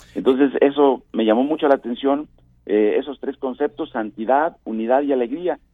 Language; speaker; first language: Spanish; native; Spanish